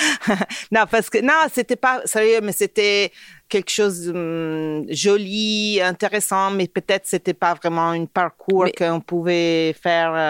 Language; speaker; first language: French; non-native, fluent; Italian